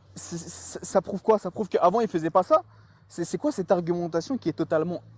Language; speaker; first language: French; early bilingual, other home language; Chechen